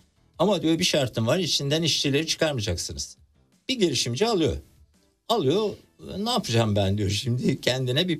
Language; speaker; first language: Turkish; native; Turkish